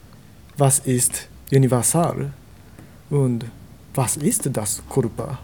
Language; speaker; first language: German; non-native, learner; Japanese